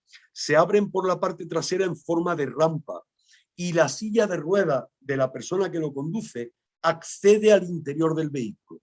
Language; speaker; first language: Spanish; native; Spanish